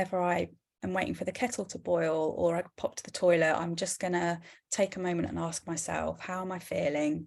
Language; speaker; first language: English; native; English